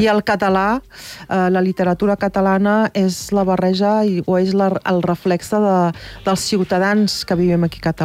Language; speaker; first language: Catalan; early bilingual, other home language; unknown